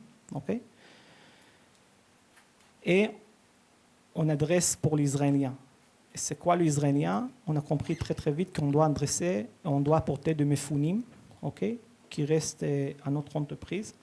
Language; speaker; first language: French; early bilingual, heritage; Hebrew